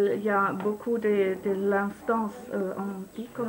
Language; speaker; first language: French; non-native, learner; German